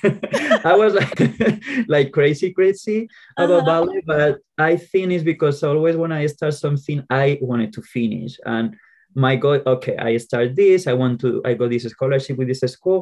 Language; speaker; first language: English; non-native, fluent; Spanish